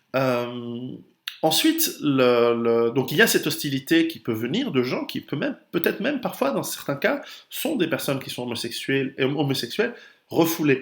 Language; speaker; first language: French; native; French